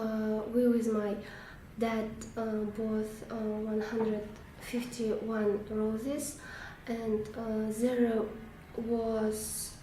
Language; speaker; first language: English; non-native, learner; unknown